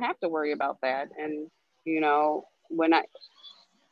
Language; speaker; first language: English; native; English